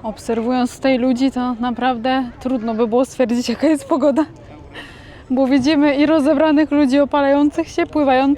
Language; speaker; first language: Polish; native; Polish